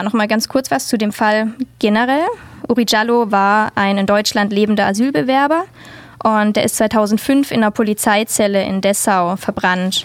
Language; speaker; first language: German; native; German